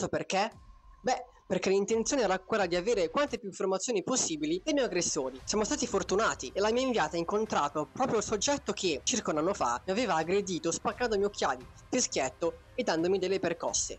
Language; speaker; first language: Italian; native; Italian